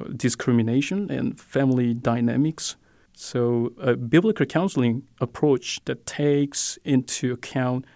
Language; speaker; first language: English; non-native, fluent; Korean